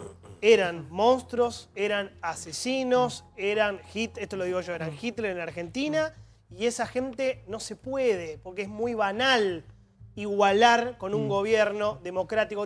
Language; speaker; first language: Spanish; native; Spanish